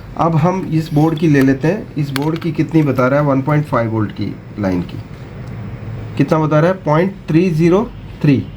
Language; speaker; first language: Hindi; non-native, local second language; Gujarati